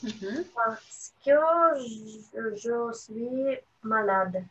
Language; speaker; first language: French; non-native, learner; Russian